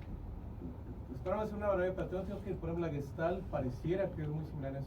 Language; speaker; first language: Spanish; native; Spanish